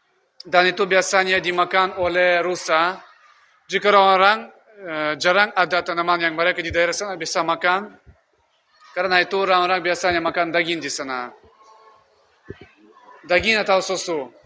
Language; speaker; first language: Indonesian; non-native, learner; Russian